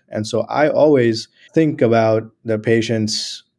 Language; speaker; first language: English; non-native, local second language; Gujarati